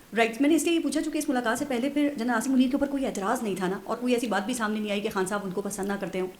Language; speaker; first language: Urdu; native; Urdu